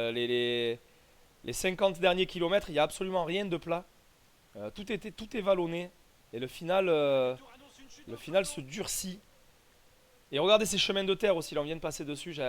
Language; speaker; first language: French; native; French